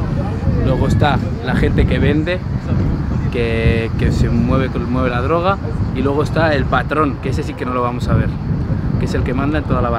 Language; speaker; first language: Spanish; native; Spanish